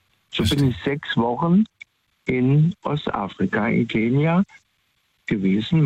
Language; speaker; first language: German; native; German